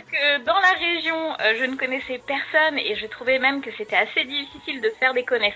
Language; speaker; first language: French; native; French